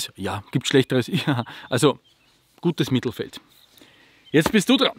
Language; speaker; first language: German; native; German